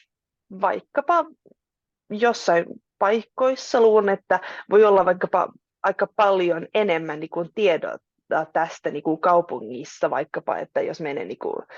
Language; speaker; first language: Finnish; non-native, local second language; Swedish